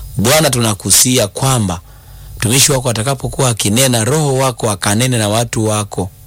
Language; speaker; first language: Swahili; native; Swahili